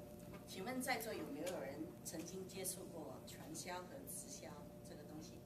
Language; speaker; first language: Chinese; native; Chinese